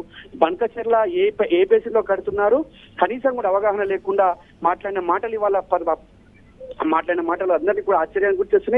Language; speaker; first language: Telugu; native; Telugu